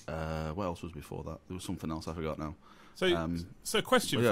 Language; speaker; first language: English; native; English